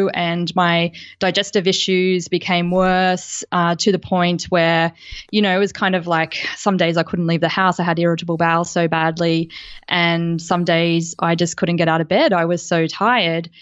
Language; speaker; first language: English; native; English